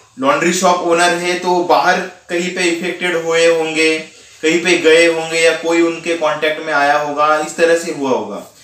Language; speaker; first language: Hindi; non-native, local second language; Marathi